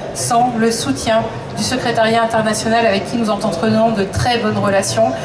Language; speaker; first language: French; native; French